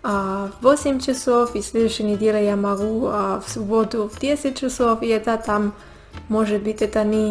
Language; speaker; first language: Russian; non-native, learner; Spanish